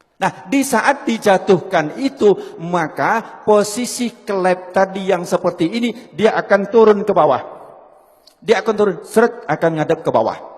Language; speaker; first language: Indonesian; non-native, local second language; Javanese